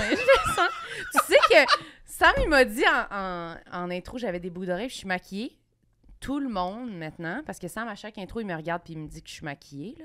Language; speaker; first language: French; native; French